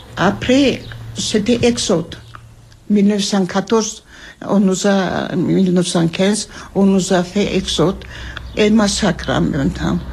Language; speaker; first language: French; non-native, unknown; Armenian